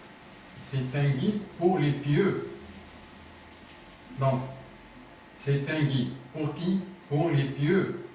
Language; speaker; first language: French; non-native, fluent; Arabic